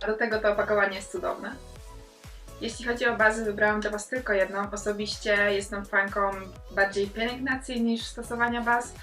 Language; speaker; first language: Polish; native; Polish